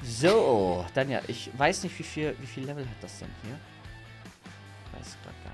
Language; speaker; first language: German; native; German